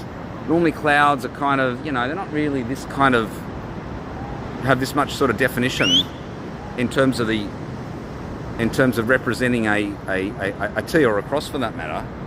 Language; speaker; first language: English; native; English